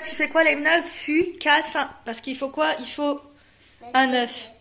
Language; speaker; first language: French; native; French